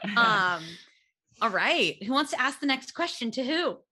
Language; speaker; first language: English; native; English